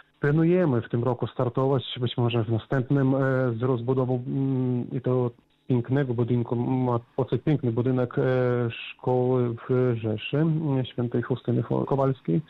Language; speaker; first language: Polish; native; Polish